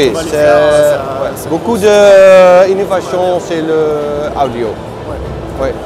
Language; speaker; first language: French; non-native, learner; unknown